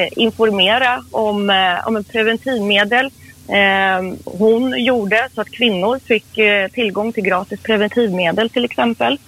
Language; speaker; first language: Swedish; early bilingual, other home language; Persian